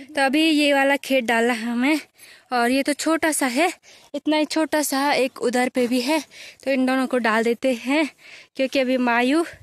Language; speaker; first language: Hindi; non-native, local second language; Garhwali